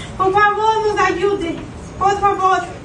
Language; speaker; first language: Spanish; non-native, learner; Portuguese